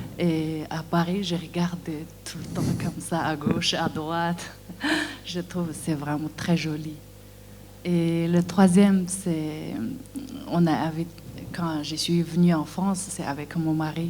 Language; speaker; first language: French; non-native, learner; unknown